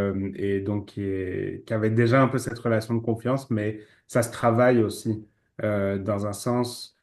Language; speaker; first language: French; native; French